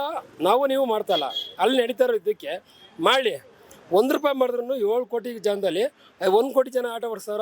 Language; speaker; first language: Kannada; native; Kannada